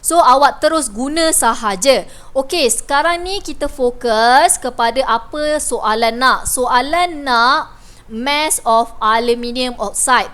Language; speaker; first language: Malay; native; Malay